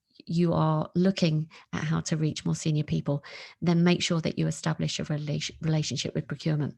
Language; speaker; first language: English; native; English